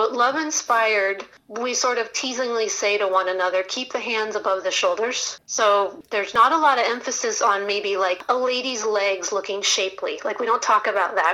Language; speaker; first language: English; native; English